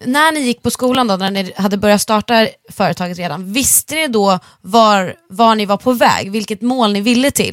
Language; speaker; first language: Swedish; native; Swedish